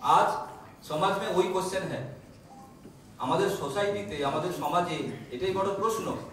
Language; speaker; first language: Hindi; non-native, local second language; Bangla